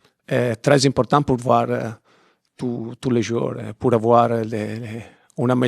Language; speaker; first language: French; non-native, fluent; Italian